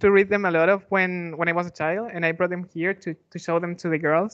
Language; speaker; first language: English; non-native, fluent; Spanish